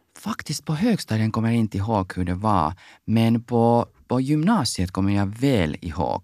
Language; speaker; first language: Swedish; non-native, local second language; Finnish